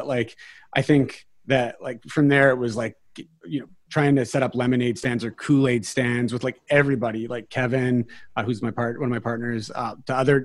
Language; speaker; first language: English; native; English